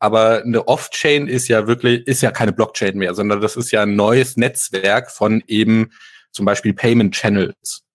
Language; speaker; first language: German; native; German